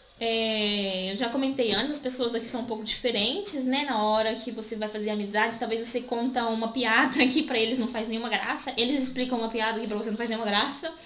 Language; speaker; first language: Portuguese; native; Portuguese